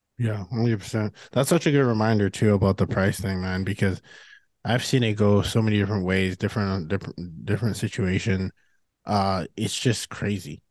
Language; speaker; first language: English; native; English